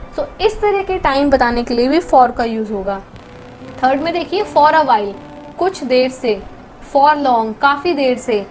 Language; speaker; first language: Hindi; native; Hindi